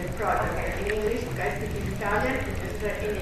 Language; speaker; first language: English; non-native, learner; Italian